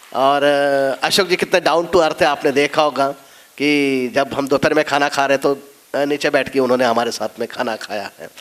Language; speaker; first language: Hindi; non-native, local second language; Marathi